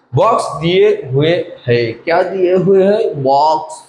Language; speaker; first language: Hindi; non-native, local second language; Marathi